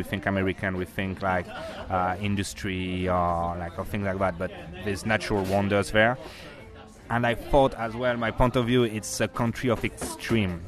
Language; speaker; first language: English; non-native, fluent; French